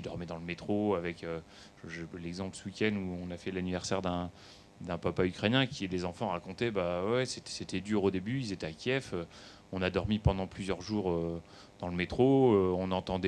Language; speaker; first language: French; native; French